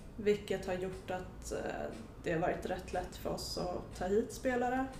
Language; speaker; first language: Swedish; native; Swedish